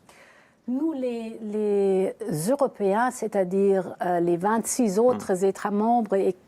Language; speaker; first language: French; non-native, fluent; German